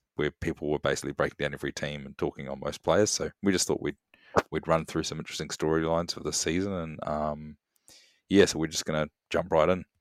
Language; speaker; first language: English; native; English